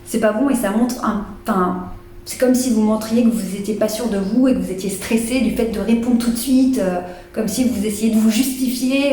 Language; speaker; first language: French; native; French